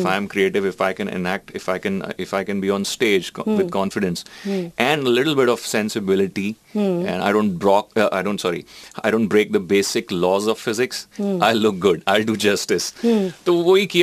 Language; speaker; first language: English; non-native, local second language; Punjabi